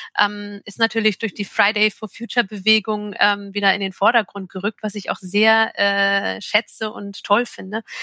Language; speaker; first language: German; early bilingual, other home language; Turkish